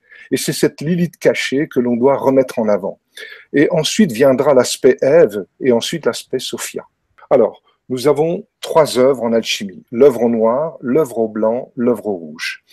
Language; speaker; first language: French; native; French